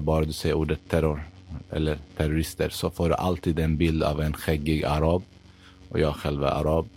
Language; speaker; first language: Swedish; early bilingual, other home language; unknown